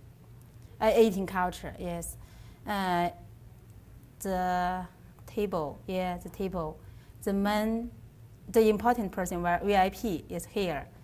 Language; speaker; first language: English; non-native, learner; Chinese